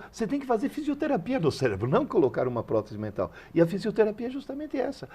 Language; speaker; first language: Portuguese; early bilingual, other home language; Italian